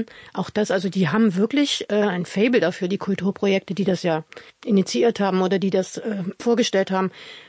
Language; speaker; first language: German; native; German